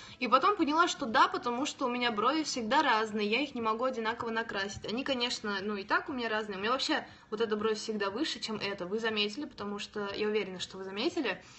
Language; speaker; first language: Russian; native; Russian